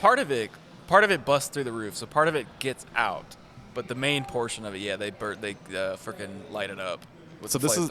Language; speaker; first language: English; native; English